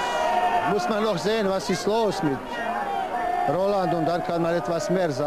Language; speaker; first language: German; non-native, learner; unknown